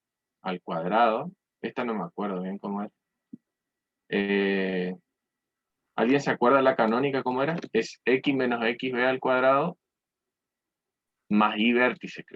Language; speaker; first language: Spanish; native; Spanish